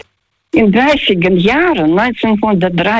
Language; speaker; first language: German; non-native, fluent; Russian